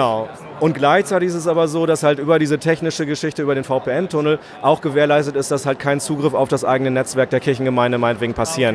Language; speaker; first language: German; native; German